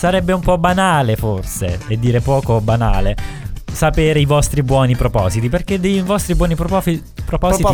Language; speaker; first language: Italian; native; Italian